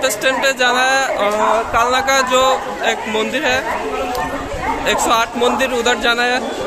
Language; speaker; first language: Hindi; non-native, local second language; Bangla